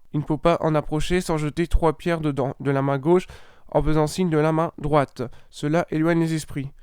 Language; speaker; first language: French; native; French